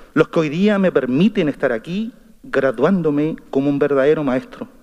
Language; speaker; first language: Spanish; native; Spanish